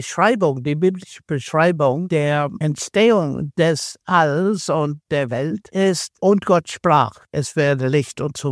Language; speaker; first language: German; non-native, fluent; English